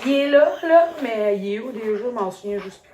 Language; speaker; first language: French; native; French